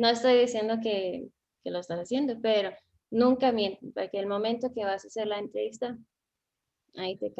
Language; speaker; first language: Spanish; non-native, fluent; English